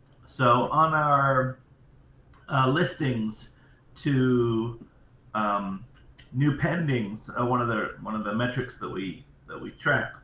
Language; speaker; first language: English; native; English